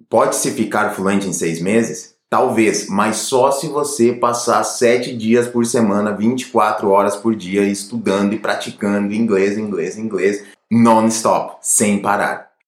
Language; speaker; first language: Portuguese; native; Portuguese